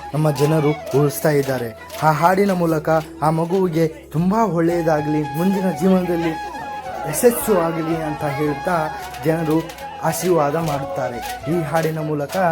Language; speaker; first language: Kannada; non-native, local second language; Lambadi